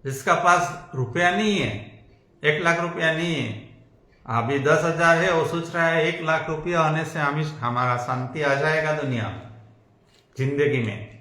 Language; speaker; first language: Hindi; non-native, local second language; Bangla